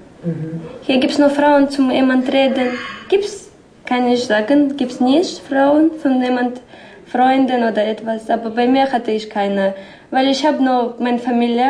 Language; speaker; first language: German; non-native, learner; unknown